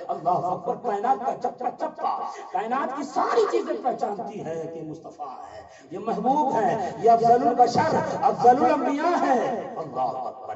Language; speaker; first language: Urdu; native; Urdu